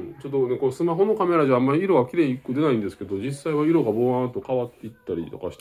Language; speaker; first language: Japanese; native; Japanese